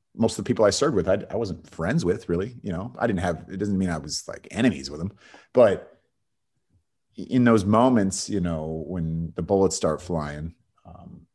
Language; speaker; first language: English; native; English